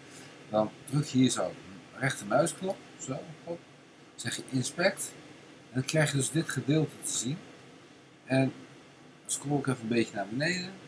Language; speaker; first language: Dutch; native; Dutch